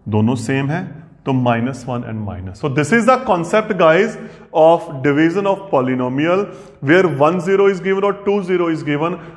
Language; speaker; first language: Hindi; non-native, local second language; Punjabi